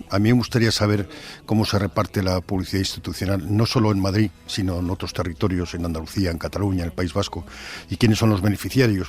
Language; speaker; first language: Spanish; native; Spanish